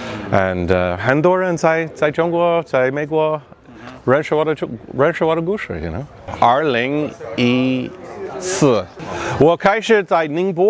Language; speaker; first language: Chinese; non-native, learner; English